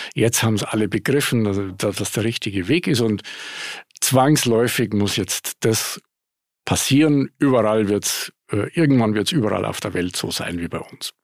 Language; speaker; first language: German; native; German